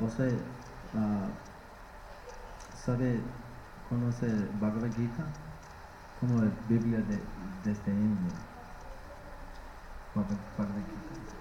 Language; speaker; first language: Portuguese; non-native, learner; English